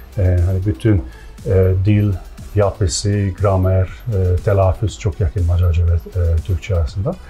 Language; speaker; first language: Turkish; non-native, fluent; Hungarian